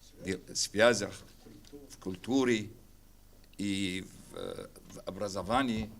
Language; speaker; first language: Russian; non-native, fluent; Arabic